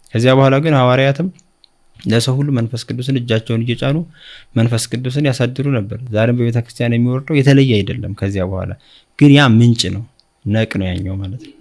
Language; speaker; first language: Amharic; native; Amharic